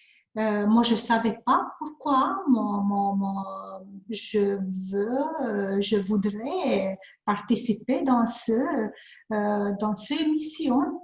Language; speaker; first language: French; non-native, learner; Hungarian